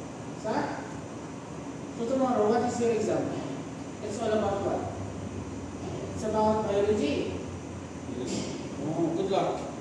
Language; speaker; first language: English; non-native, local second language; Filipino